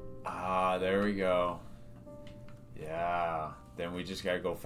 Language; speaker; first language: English; native; English